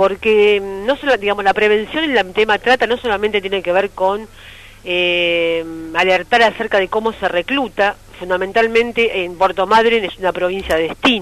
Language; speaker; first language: Spanish; native; Spanish